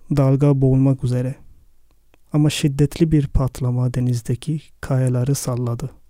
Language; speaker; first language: Turkish; non-native, fluent; Arabic